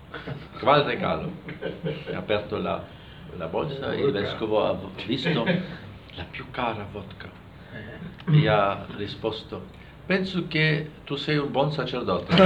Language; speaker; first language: Italian; non-native, fluent; German